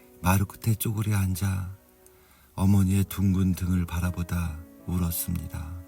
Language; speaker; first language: Korean; native; Korean